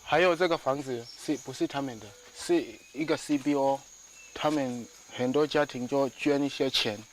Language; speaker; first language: Chinese; non-native, fluent; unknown